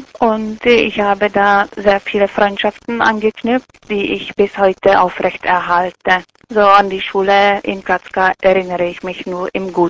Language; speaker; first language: German; non-native, fluent; Czech